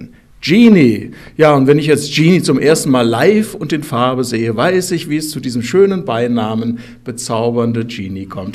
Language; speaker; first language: German; native; German